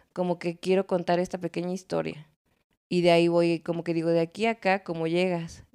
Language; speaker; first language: Spanish; native; Spanish